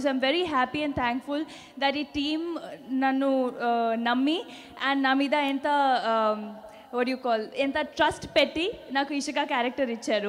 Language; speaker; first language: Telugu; non-native, fluent; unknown